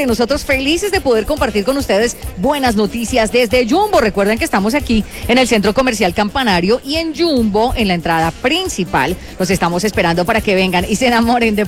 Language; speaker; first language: Spanish; native; Spanish